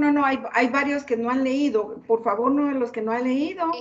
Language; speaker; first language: Spanish; native; Spanish